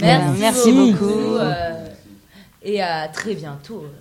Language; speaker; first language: French; native; French